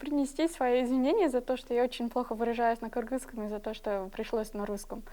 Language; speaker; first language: Russian; non-native, fluent; English